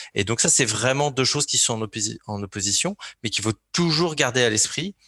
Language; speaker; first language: French; native; French